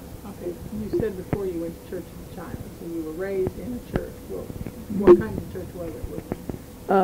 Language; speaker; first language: English; native; English